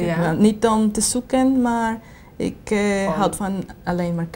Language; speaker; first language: Dutch; non-native, learner; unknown